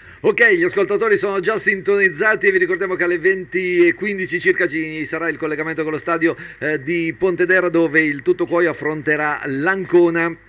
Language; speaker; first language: Italian; native; Italian